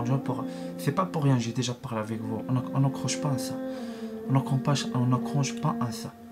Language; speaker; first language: French; non-native, learner; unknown